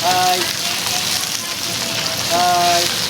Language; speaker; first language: Japanese; native; Japanese